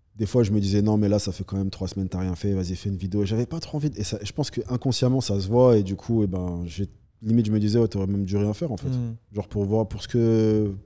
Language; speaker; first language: French; native; French